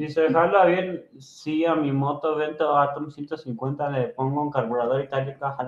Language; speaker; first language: Spanish; native; Spanish